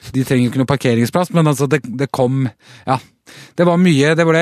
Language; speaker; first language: Norwegian; native; Norwegian